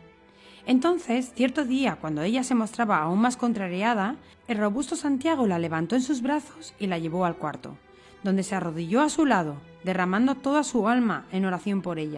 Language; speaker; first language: Spanish; native; Spanish